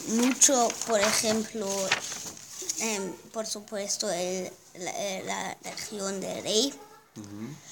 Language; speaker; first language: Spanish; non-native, learner; German